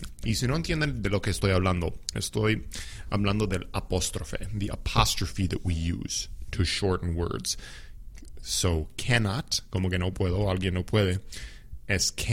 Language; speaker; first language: Spanish; non-native, fluent; English